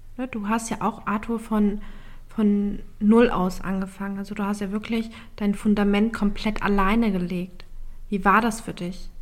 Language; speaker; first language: German; early bilingual, other home language; Turkish